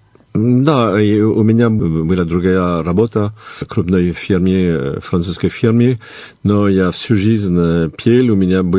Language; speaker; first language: Russian; non-native, fluent; French